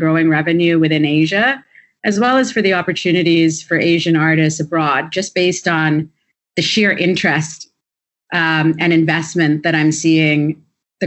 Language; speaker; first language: English; native; English